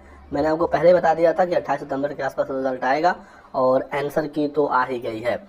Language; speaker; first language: Hindi; native; Hindi